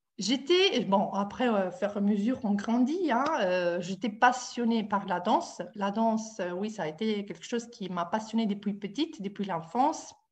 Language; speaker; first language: French; non-native, fluent; Italian